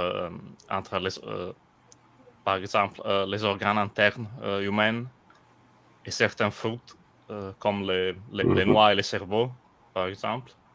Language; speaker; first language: French; non-native, fluent; Italian